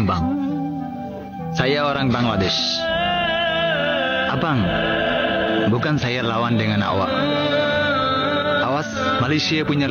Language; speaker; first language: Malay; non-native, learner; Bangla